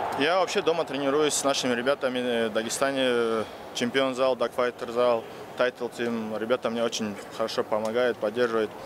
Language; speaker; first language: Russian; non-native, local second language; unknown